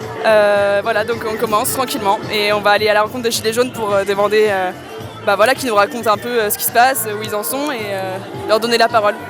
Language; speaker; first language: French; native; French